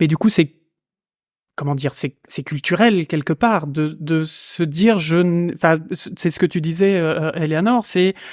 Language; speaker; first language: French; native; French